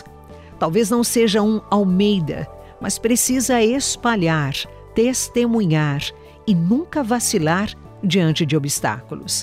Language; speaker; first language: Portuguese; native; Portuguese